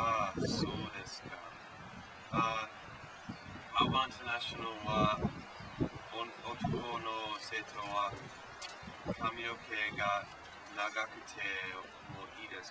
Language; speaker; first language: Japanese; non-native, learner; English